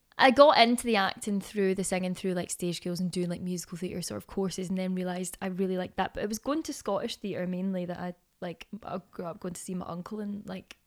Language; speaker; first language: English; native; English